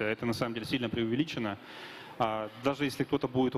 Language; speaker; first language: Russian; native; Russian